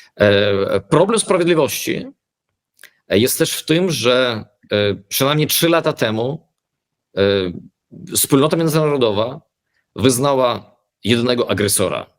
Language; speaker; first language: Polish; early bilingual, heritage; Polish